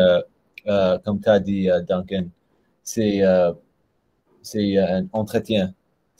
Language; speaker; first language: French; non-native, learner; English